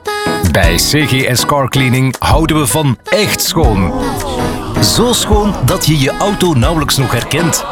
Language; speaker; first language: Dutch; native; Dutch